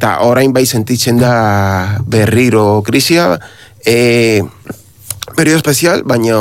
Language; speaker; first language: Basque; non-native, learner; Spanish